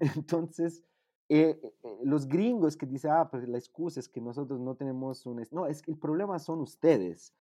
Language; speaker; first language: Spanish; non-native, fluent; Italian